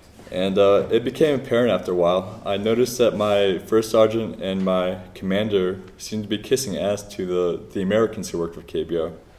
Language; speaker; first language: English; native; English